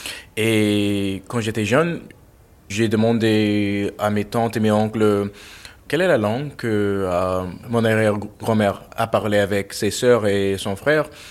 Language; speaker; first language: French; non-native, fluent; English